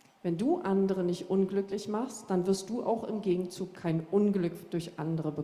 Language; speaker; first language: German; native; German